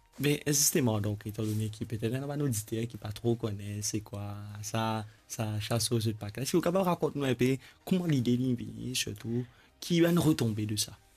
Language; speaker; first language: French; non-native, local second language; Morisyen